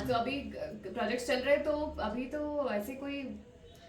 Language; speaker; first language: Hindi; native; Hindi